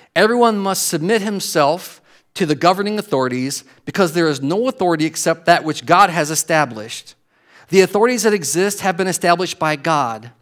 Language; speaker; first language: English; native; English